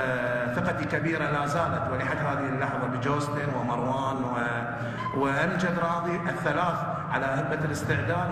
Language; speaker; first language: Arabic; native; Arabic